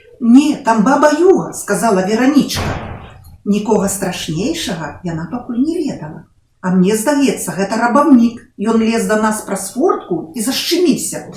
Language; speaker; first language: Belarusian; non-native, local second language; Russian